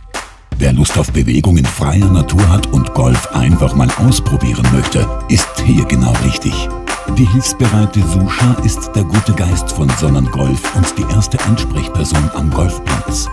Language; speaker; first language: German; native; German